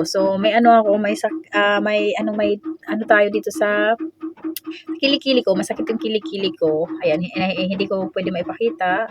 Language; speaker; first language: Filipino; non-native, local second language; Waray